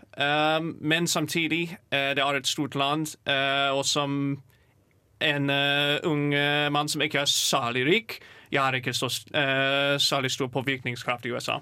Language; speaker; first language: Norwegian; non-native, fluent; English